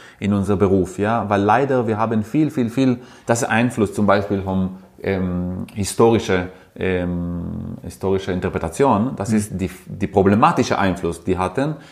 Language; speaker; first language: German; non-native, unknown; Italian